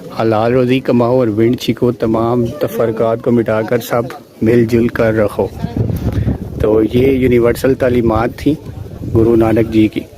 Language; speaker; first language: Urdu; non-native, local second language; Punjabi